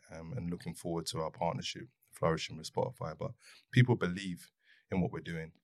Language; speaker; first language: English; native; English